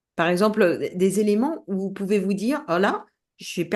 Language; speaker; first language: French; native; French